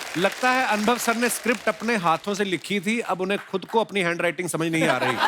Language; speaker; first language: Hindi; non-native, local second language; Punjabi